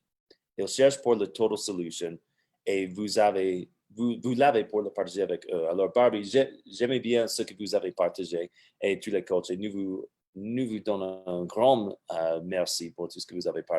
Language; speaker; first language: French; non-native, fluent; English